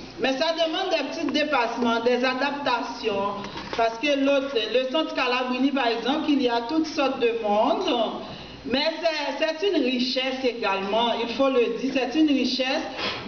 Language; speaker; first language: French; non-native, local second language; Haitian Creole